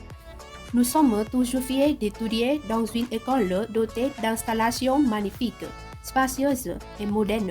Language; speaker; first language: French; non-native, learner; Vietnamese